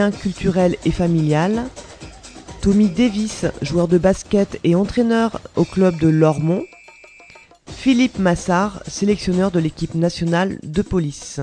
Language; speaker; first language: French; native; French